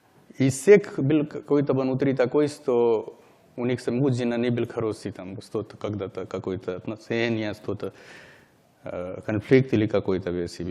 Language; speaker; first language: Russian; non-native, learner; Hindi